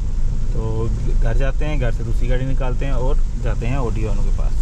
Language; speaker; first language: Urdu; native; Urdu